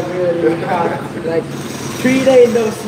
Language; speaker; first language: English; non-native, learner; Vietnamese